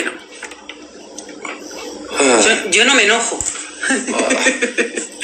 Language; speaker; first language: Spanish; non-native, learner; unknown